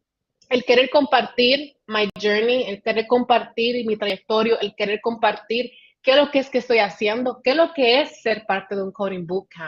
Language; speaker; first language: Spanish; early bilingual, heritage; Spanish